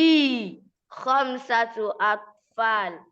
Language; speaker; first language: Arabic; non-native, learner; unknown